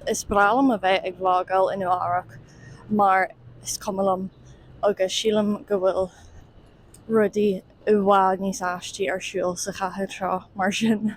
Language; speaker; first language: Irish; non-native, local second language; English